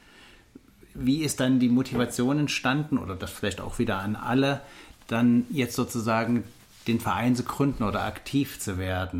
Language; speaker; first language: German; native; German